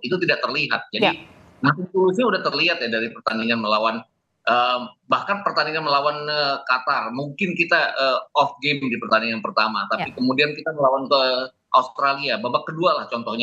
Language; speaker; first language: Indonesian; native; Indonesian